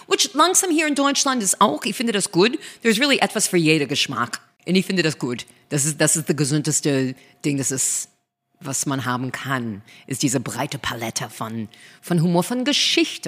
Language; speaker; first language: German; non-native, fluent; English